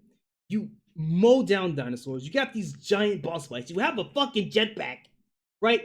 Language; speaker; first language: English; native; English